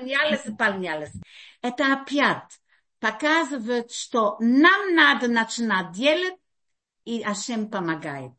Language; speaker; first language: Russian; early bilingual, heritage; Russian